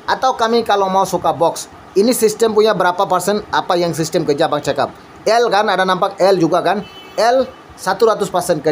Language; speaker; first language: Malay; non-native, learner; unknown